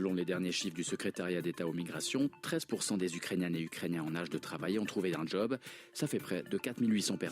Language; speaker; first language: French; native; French